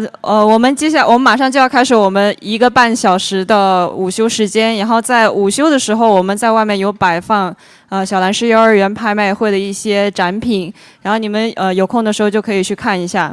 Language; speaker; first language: Chinese; native; Chinese